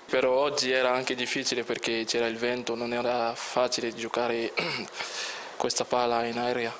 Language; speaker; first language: Italian; non-native, fluent; French